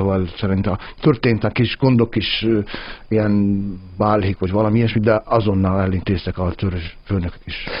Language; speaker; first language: Hungarian; non-native, fluent; Arabic